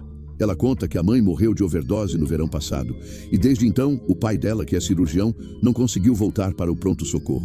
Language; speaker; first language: Portuguese; native; Portuguese